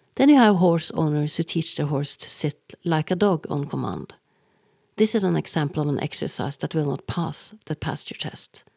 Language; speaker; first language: English; non-native, fluent; Norwegian